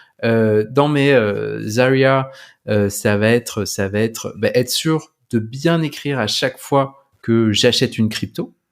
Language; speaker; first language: French; native; French